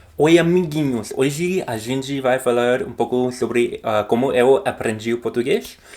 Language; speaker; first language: Portuguese; non-native, fluent; English